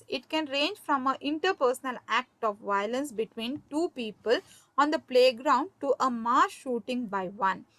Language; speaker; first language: English; non-native, local second language; Kannada